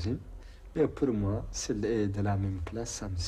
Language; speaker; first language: French; non-native, local second language; Arabic